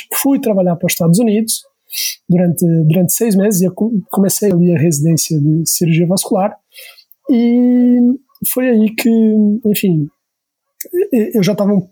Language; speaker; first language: Portuguese; native; Portuguese